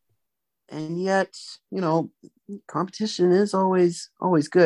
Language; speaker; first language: English; native; English